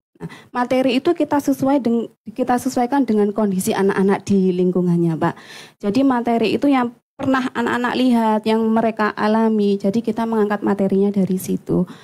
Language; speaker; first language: Indonesian; non-native, local second language; Javanese